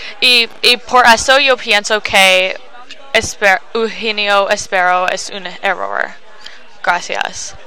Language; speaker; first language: Spanish; non-native, learner; English